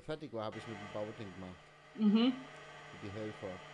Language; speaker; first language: German; native; German